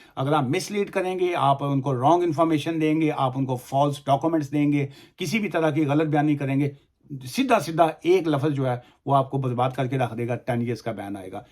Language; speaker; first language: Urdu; non-native, local second language; Punjabi